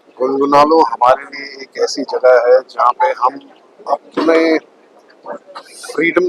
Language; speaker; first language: Hindi; native; Hindi